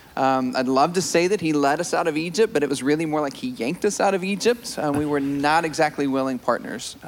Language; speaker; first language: English; native; English